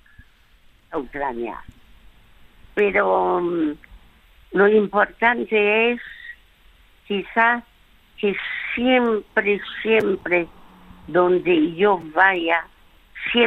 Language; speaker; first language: Spanish; early bilingual, other home language; French